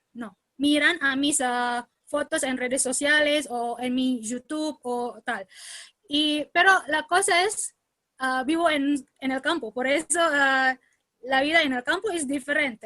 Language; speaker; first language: Spanish; non-native, learner; Indonesian